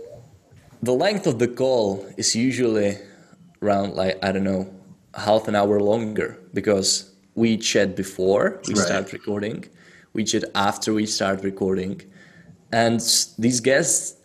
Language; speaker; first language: English; non-native, fluent; Czech